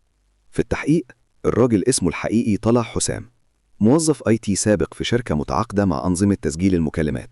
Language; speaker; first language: Arabic; native; Arabic